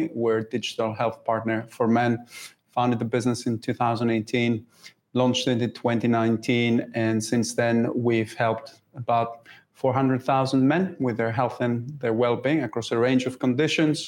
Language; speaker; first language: English; non-native, fluent; Greek